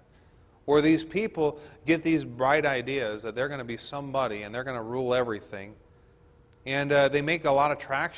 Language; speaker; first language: English; native; English